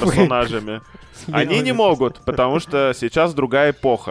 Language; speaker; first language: Russian; native; Russian